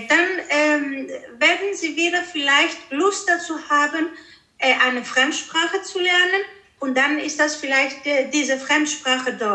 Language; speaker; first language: German; early bilingual, heritage; Greek